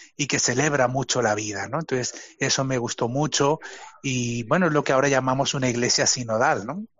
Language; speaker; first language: Spanish; native; Spanish